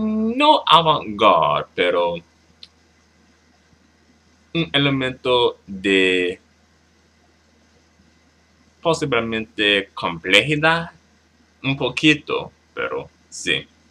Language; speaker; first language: Spanish; non-native, learner; English